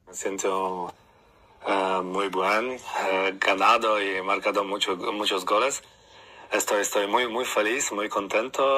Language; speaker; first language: Spanish; non-native, learner; Polish